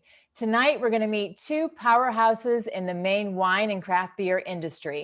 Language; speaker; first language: English; native; English